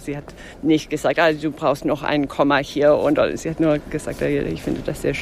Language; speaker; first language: German; non-native, fluent; English